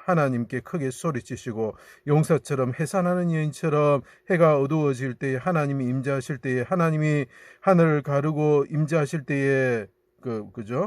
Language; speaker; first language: Korean; native; Korean